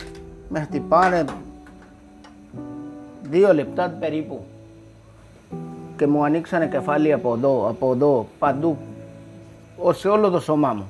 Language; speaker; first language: Greek; non-native, fluent; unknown